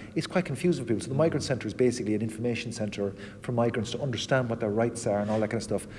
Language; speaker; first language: English; native; English